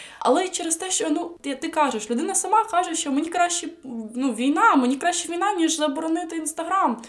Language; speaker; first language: Ukrainian; non-native, local second language; Russian